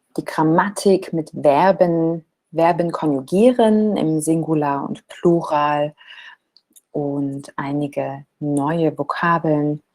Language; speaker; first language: German; non-native, fluent; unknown